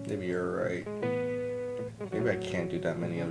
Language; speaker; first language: English; native; English